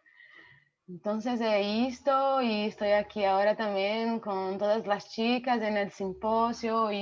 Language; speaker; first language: Spanish; non-native, fluent; Portuguese